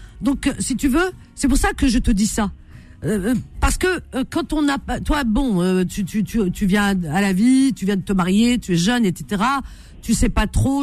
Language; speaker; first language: French; native; French